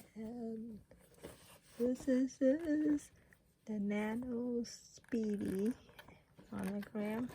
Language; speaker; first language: English; non-native, learner; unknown